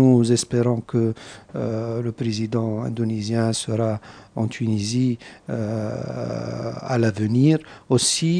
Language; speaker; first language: French; non-native, local second language; Arabic